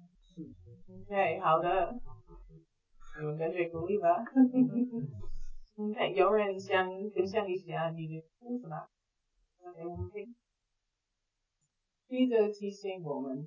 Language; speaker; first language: Chinese; non-native, fluent; English